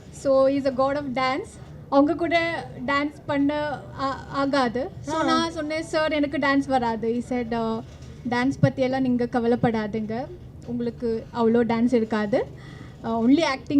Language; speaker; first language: Tamil; non-native, fluent; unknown